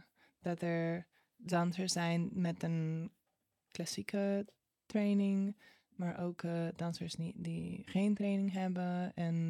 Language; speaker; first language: Dutch; non-native, fluent; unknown